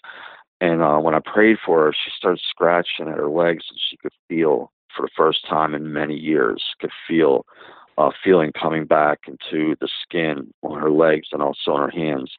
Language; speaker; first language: English; native; English